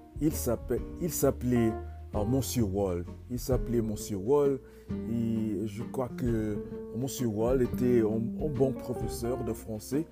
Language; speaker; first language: French; non-native, learner; English